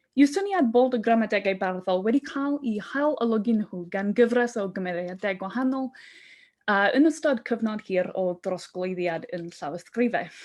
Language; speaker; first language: Welsh; non-native, fluent; English